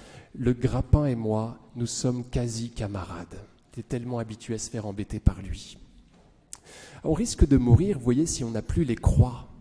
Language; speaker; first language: French; native; French